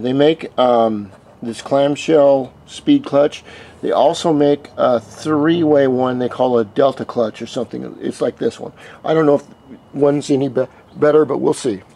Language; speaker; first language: English; native; English